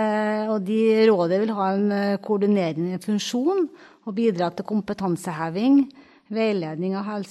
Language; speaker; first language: Norwegian; native; Norwegian